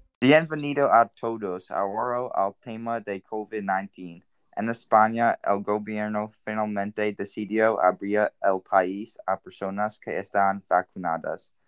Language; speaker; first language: Spanish; non-native, learner; English